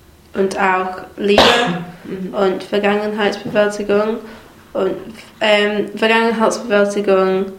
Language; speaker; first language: German; non-native, learner; English